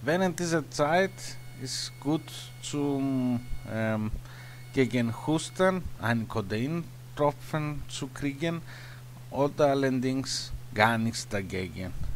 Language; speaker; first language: German; non-native, learner; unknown